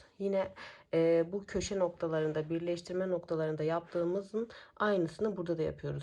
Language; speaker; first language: Turkish; native; Turkish